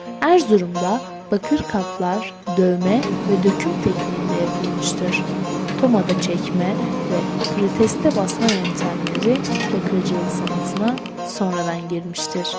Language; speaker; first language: Turkish; native; Turkish